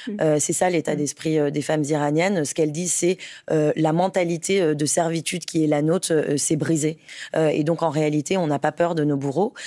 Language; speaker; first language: French; early bilingual, other home language; Persian